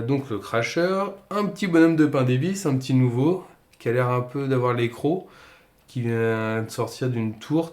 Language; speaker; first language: French; native; French